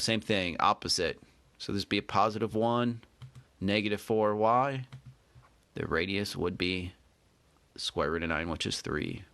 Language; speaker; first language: English; native; English